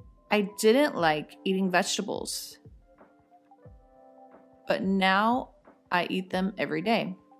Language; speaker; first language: English; native; English